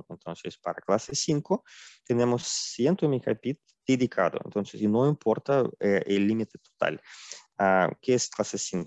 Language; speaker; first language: Spanish; non-native, fluent; Russian